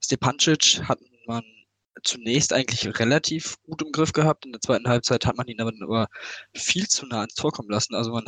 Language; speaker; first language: German; native; German